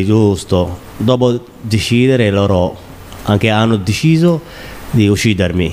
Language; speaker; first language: Italian; non-native, learner; Somali